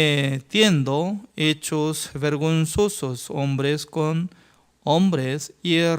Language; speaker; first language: Spanish; non-native, fluent; Korean